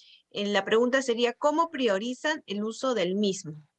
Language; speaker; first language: Spanish; native; Spanish